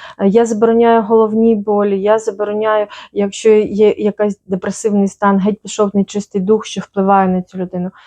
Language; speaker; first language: Ukrainian; native; Ukrainian